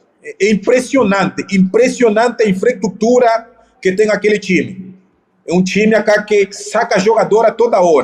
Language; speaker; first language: Portuguese; non-native, fluent; Spanish